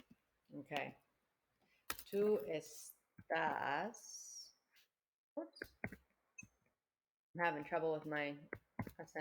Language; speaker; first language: Spanish; non-native, fluent; English